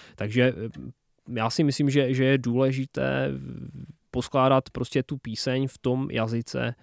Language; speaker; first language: Czech; non-native, local second language; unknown